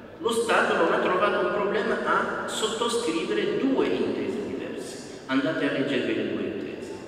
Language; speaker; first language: Italian; non-native, fluent; Arabic